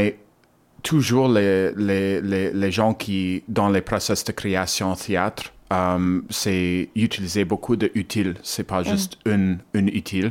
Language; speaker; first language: French; non-native, learner; English